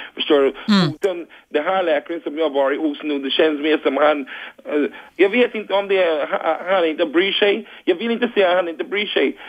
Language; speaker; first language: Swedish; non-native, fluent; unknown